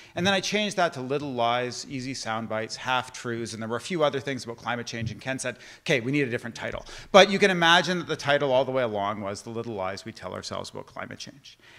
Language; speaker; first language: English; native; English